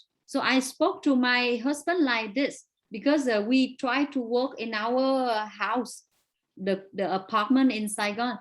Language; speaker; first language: English; non-native, fluent; Vietnamese